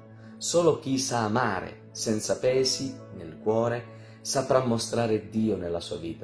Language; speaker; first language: Italian; native; Italian